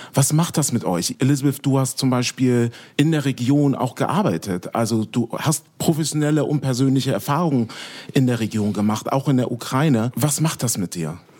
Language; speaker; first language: German; native; German